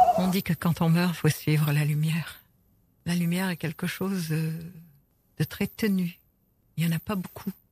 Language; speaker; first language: French; early bilingual, other home language; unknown